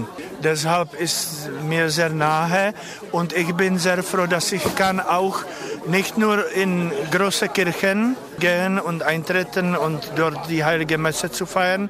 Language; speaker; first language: German; non-native, fluent; Czech